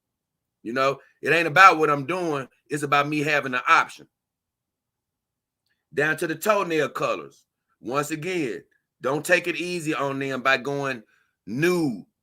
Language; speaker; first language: English; native; English